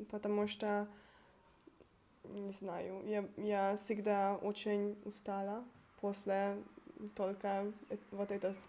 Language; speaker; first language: Russian; non-native, learner; Hungarian